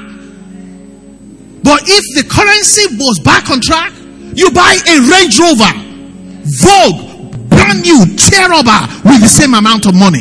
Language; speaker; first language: English; non-native, local second language; Yoruba